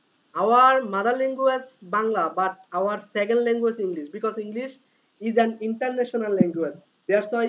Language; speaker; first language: English; non-native, local second language; Bangla